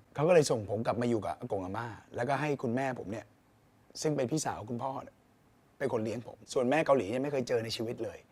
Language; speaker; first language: Thai; native; Thai